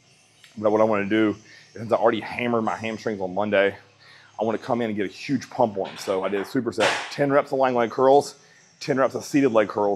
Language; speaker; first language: English; native; English